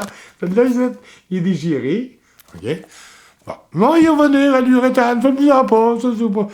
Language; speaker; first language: French; native; French